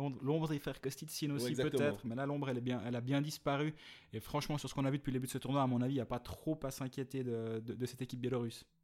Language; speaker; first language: French; native; French